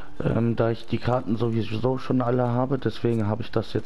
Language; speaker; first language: German; native; German